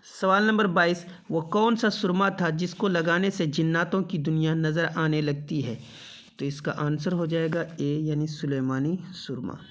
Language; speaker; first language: Urdu; native; Urdu